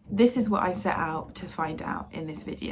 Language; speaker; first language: English; native; English